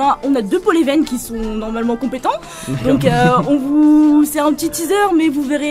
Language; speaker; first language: French; native; French